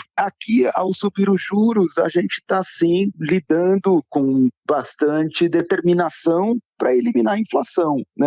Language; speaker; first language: Portuguese; native; Portuguese